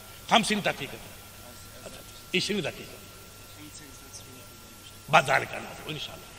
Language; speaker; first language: Arabic; non-native, learner; Urdu